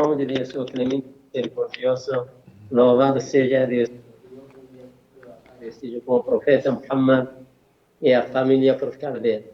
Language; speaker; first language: Portuguese; non-native, learner; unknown